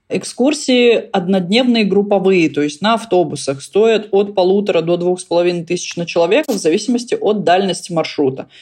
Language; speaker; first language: Russian; native; Russian